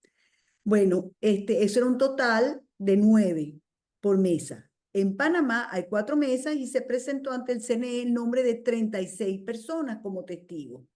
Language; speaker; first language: Spanish; native; Spanish